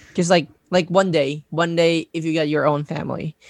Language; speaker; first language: English; non-native, local second language; Cebuano